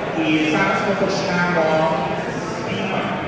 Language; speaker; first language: Ukrainian; early bilingual, heritage; Ukrainian